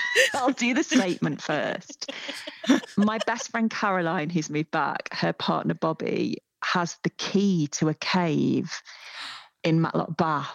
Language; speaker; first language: English; native; English